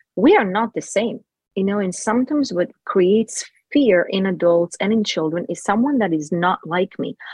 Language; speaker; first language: English; non-native, fluent; Hebrew